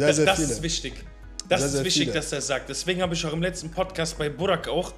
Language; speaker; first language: German; native; German